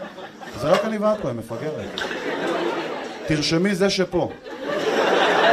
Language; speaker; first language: Hebrew; native; Hebrew